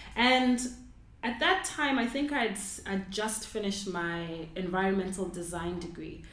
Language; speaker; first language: English; non-native, local second language; Shona